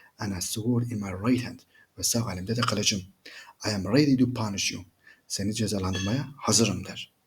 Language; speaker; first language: Turkish; native; Turkish